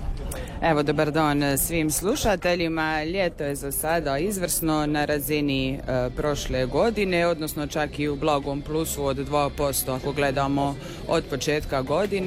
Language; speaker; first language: Serbian; native; Serbian